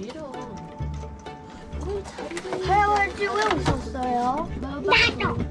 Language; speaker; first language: Korean; early bilingual, heritage; Korean